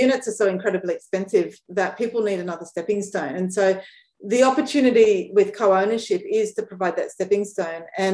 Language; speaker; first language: English; native; English